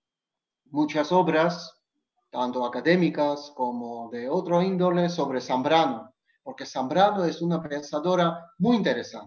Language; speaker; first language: Spanish; non-native, fluent; Georgian